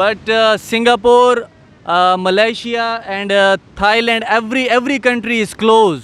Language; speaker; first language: English; non-native, learner; Urdu